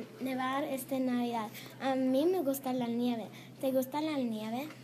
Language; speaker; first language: Spanish; non-native, learner; English